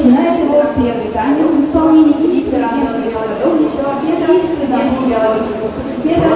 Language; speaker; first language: Russian; native; Russian